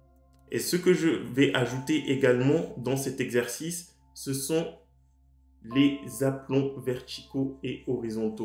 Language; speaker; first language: French; native; French